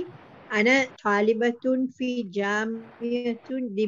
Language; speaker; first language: Arabic; non-native, learner; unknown